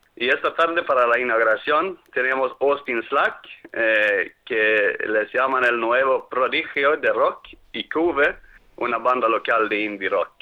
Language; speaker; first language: Spanish; non-native, fluent; Swedish